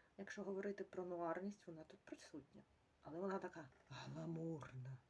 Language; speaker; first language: Ukrainian; native; Ukrainian